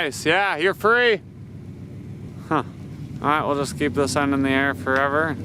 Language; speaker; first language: English; native; English